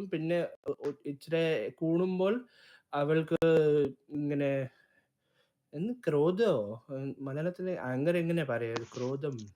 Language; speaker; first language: Malayalam; early bilingual, heritage; Malayalam